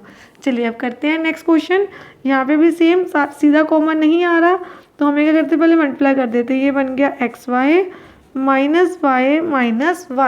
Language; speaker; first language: Hindi; native; Hindi